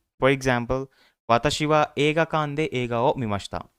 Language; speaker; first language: Japanese; non-native, fluent; Hindi